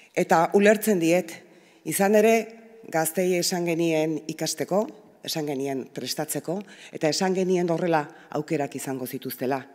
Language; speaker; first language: Basque; native; Basque